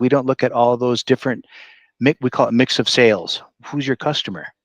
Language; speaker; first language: English; native; English